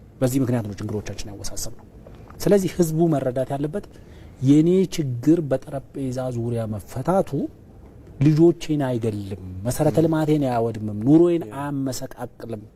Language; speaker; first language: Amharic; non-native, local second language; Oromo